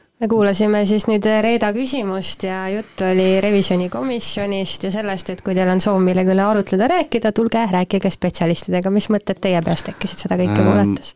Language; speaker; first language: Estonian; native; Estonian